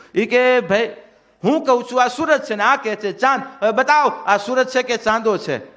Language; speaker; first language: Gujarati; non-native, local second language; Kachhi